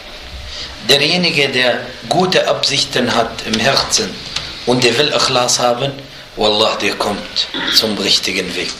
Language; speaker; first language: German; non-native, fluent; Arabic